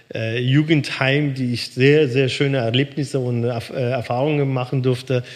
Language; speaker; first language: German; early bilingual, other home language; Persian